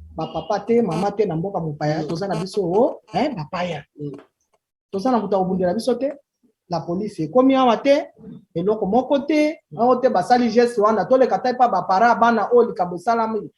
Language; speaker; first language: Lingala; native; Lingala